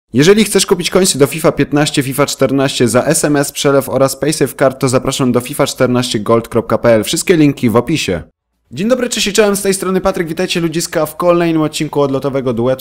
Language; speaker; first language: Polish; native; Polish